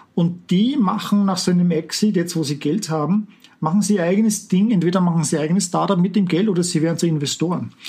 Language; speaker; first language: German; native; German